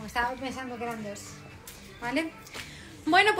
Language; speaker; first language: Spanish; native; Spanish